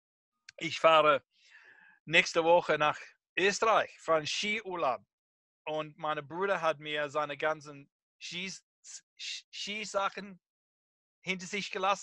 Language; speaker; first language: German; non-native, fluent; English